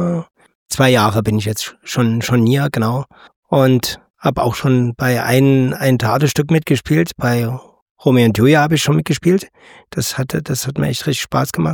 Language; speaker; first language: German; native; German